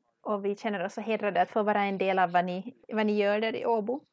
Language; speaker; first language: Swedish; non-native, learner; English